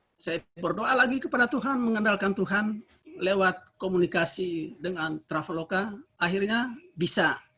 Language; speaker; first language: Indonesian; native; Indonesian